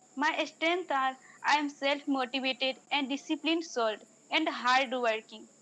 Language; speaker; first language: English; non-native, local second language; Hindi